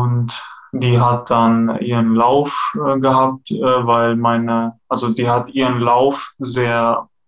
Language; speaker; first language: German; non-native, fluent; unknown